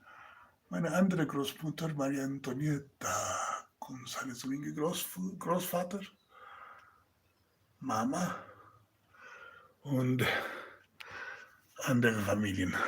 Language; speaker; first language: German; non-native, learner; Spanish